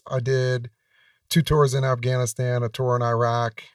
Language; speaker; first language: English; native; English